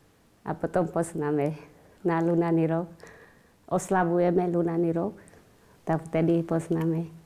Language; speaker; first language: Slovak; non-native, learner; Vietnamese